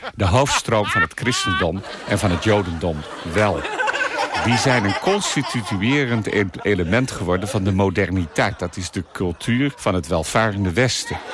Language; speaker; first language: Dutch; native; Dutch